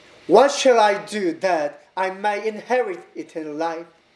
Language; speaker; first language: English; non-native, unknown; Korean